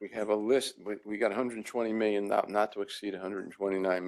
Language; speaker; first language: English; native; English